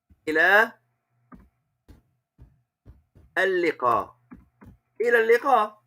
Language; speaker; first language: Arabic; non-native, fluent; English